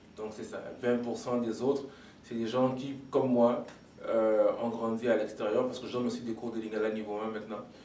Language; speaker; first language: French; non-native, local second language; Lingala